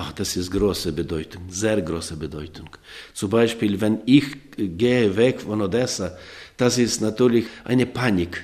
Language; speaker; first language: German; non-native, learner; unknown